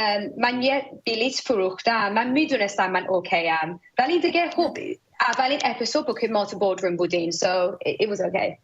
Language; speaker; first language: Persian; early bilingual, heritage; Persian